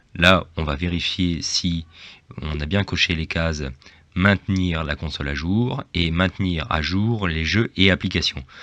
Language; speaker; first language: French; native; French